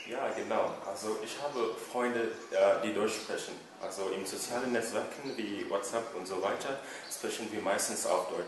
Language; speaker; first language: German; non-native, fluent; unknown